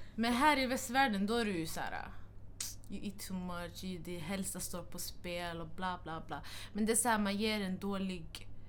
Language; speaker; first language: Swedish; early bilingual, other home language; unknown